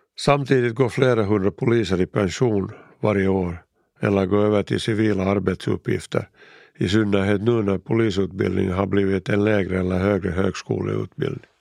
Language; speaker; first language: Swedish; native; Swedish